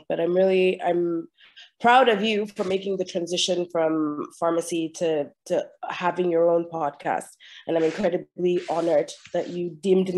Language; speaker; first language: English; non-native, local second language; Yoruba